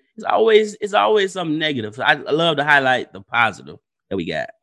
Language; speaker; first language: English; native; English